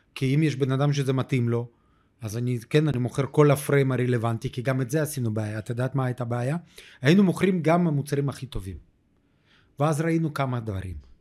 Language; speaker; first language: Hebrew; non-native, fluent; Ukrainian